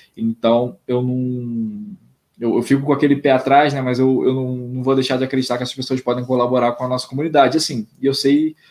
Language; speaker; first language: Portuguese; native; Portuguese